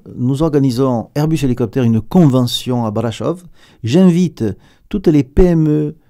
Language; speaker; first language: French; native; French